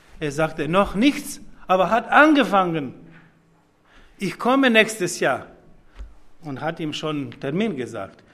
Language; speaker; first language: German; non-native, fluent; Serbian